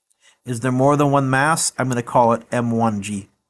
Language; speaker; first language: English; native; English